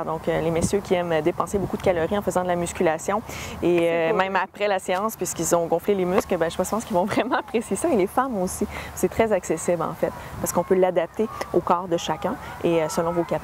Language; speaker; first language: French; native; French